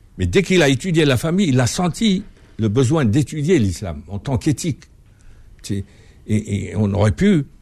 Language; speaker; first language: French; non-native, local second language; Arabic